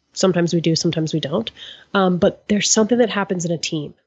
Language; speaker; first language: English; native; English